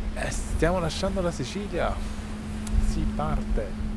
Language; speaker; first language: Italian; native; Italian